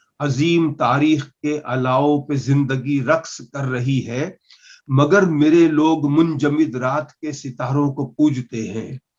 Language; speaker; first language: Urdu; non-native, local second language; Punjabi